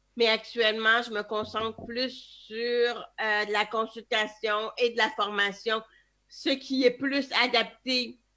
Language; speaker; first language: French; native; French